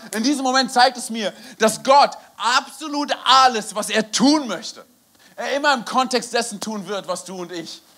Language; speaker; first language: German; native; German